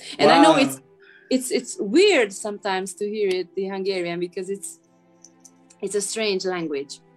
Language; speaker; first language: English; non-native, fluent; Hungarian